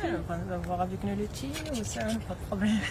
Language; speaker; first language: French; non-native, learner; Arabic